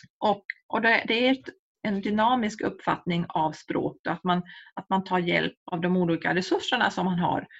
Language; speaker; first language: Swedish; native; Swedish